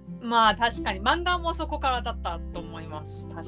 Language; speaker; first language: Japanese; non-native, learner; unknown